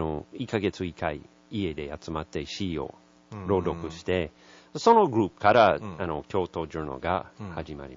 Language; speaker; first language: Japanese; non-native, learner; English